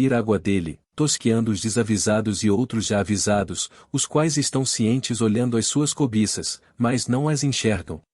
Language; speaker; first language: Portuguese; native; Portuguese